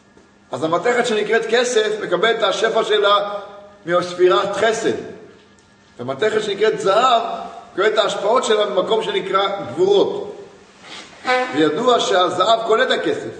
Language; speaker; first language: Hebrew; native; Hebrew